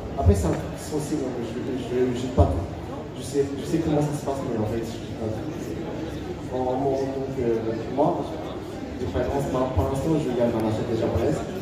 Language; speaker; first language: French; non-native, fluent; Japanese